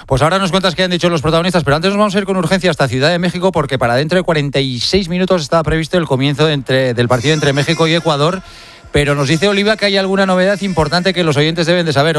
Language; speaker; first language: Spanish; native; Spanish